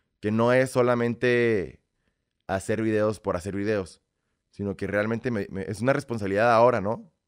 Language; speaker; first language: Spanish; early bilingual, other home language; Russian